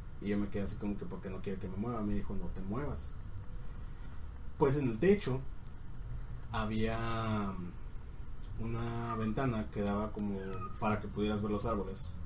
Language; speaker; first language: Spanish; native; Spanish